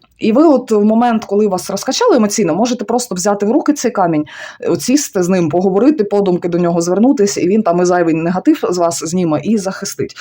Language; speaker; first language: Ukrainian; non-native, local second language; Russian